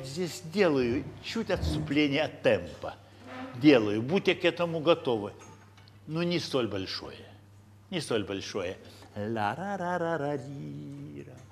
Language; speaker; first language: Russian; non-native, fluent; Lithuanian